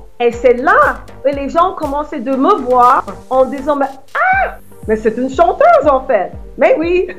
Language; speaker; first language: French; non-native, fluent; English